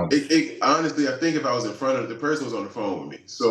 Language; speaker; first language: English; native; English